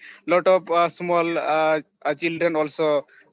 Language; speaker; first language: English; non-native, learner; Odia